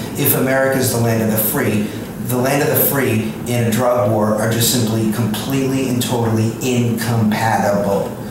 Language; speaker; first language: English; native; English